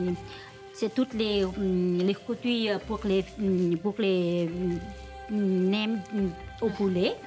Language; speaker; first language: French; non-native, learner; Vietnamese